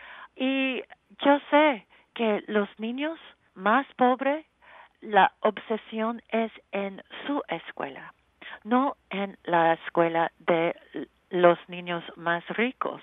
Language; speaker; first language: Spanish; non-native, learner; English